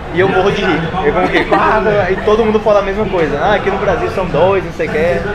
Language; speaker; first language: Portuguese; native; Portuguese